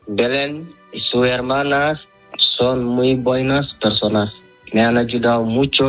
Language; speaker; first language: Spanish; non-native, learner; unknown